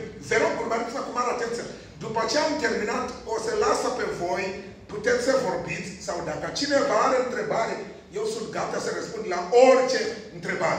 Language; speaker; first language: Romanian; non-native, fluent; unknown